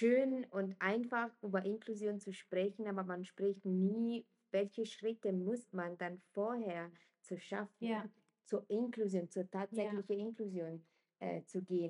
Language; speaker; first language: German; non-native, fluent; Italian